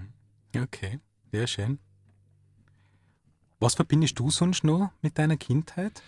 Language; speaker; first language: German; native; German